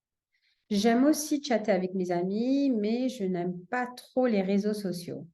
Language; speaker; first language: French; non-native, fluent; English